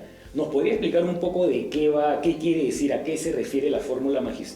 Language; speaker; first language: Spanish; native; Spanish